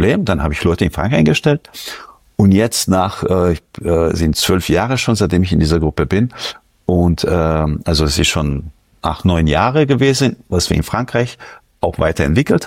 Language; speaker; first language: German; non-native, fluent; French